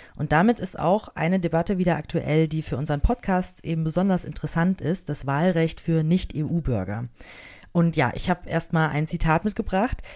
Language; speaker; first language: German; native; German